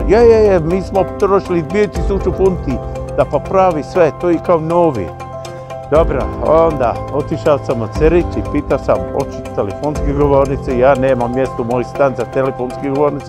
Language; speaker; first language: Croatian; non-native, learner; English